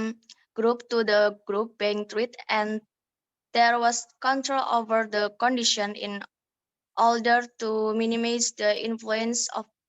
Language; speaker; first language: English; non-native, learner; Indonesian